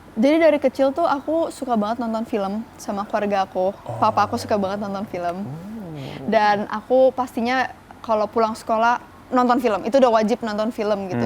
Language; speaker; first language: Indonesian; early bilingual, other home language; English